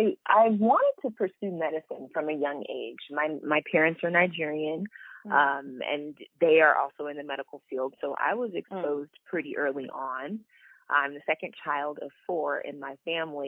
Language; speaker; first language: English; native; English